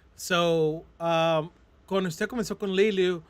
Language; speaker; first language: Spanish; non-native, fluent; English